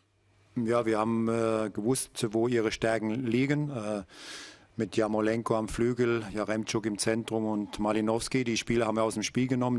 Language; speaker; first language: German; native; German